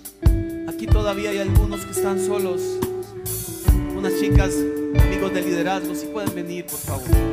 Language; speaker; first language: Spanish; native; Spanish